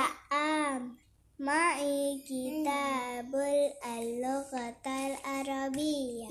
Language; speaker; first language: Arabic; non-native, learner; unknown